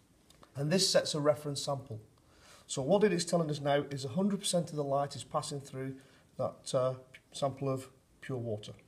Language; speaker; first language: English; native; English